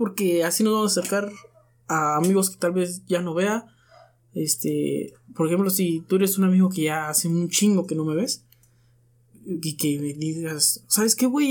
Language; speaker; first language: Spanish; native; Spanish